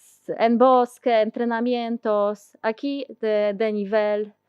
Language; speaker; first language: Spanish; non-native, learner; Polish